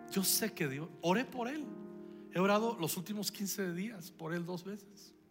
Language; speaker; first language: Spanish; native; Spanish